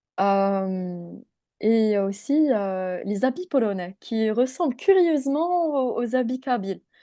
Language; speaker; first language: French; non-native, local second language; English